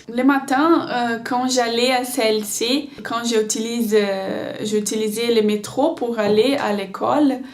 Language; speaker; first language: French; non-native, learner; Portuguese